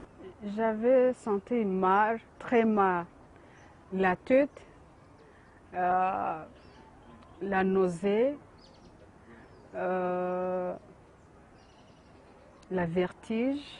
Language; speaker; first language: French; non-native, learner; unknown